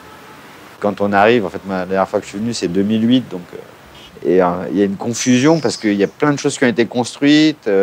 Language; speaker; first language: French; native; French